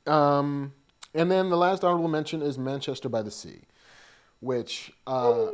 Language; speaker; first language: English; native; English